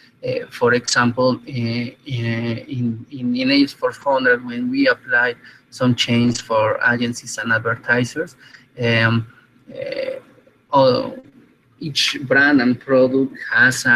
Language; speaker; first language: English; non-native, fluent; Spanish